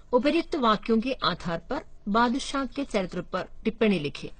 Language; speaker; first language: Hindi; non-native, local second language; Malayalam